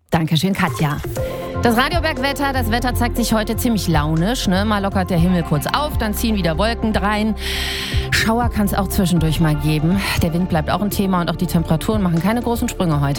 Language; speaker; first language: German; native; German